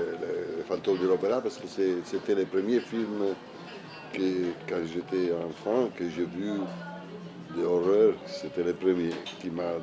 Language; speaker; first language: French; non-native, learner; Italian